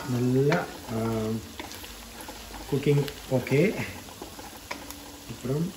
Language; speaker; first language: Tamil; non-native, learner; Telugu